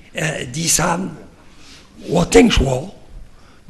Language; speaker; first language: Chinese; non-native, learner; French